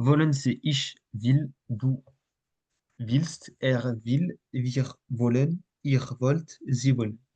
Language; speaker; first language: German; non-native, fluent; French